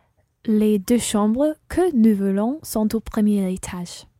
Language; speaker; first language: French; non-native, learner; English